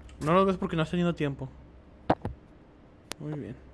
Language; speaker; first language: Spanish; native; Spanish